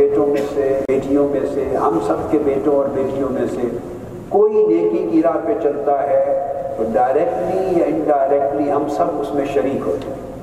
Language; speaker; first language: Urdu; native; Urdu